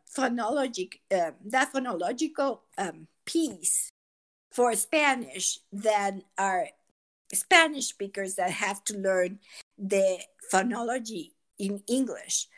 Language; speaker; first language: English; non-native, fluent; Spanish